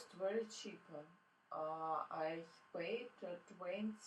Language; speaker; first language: English; non-native, learner; Russian